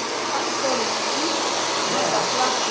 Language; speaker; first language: Dutch; non-native, learner; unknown